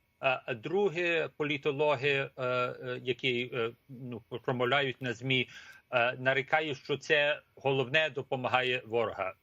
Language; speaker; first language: Ukrainian; early bilingual, heritage; Ukrainian